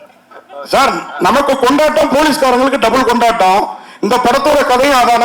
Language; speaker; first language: Tamil; native; Tamil